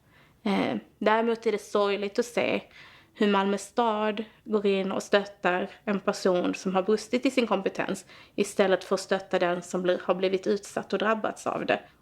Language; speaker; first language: Swedish; native; Swedish